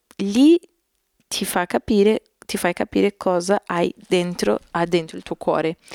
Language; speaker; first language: Italian; non-native, fluent; Portuguese